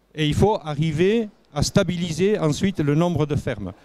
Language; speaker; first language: French; native; French